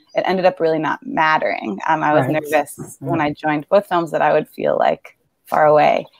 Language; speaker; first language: English; native; English